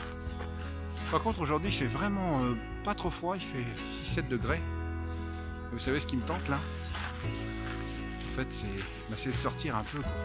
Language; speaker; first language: French; native; French